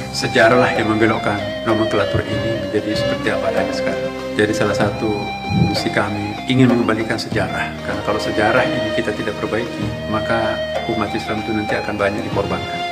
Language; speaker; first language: Indonesian; native; Indonesian